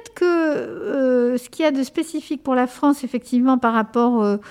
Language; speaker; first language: French; early bilingual, other home language; Spanish